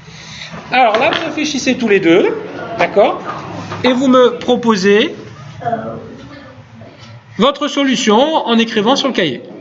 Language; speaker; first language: French; native; French